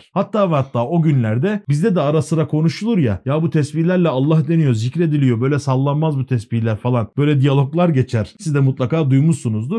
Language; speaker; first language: Turkish; native; Turkish